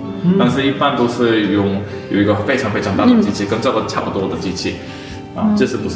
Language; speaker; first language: Chinese; non-native, fluent; Korean